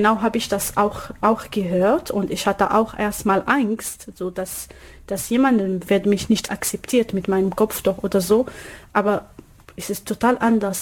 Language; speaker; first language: German; non-native, learner; Arabic